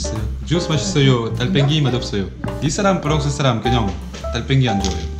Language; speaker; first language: Korean; non-native, learner; French